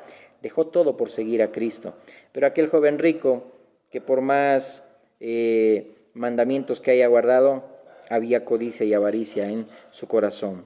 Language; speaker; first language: Spanish; native; Spanish